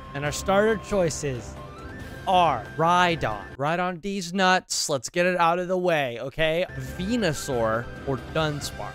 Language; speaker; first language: English; native; English